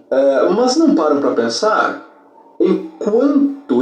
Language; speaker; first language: Portuguese; native; Portuguese